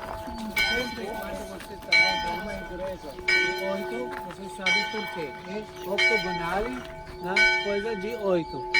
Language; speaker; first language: Portuguese; non-native, learner; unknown